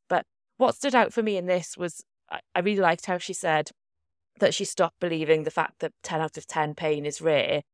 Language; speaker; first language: English; native; English